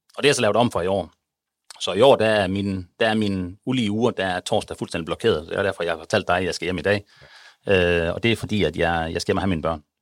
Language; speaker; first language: Danish; native; Danish